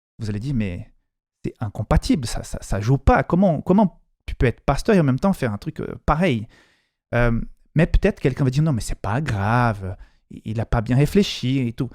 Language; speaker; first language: French; non-native, fluent; Portuguese